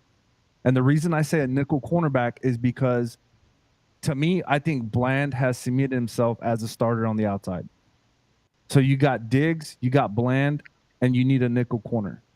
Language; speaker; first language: English; native; English